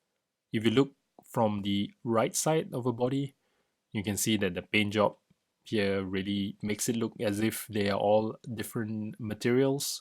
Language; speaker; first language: English; native; English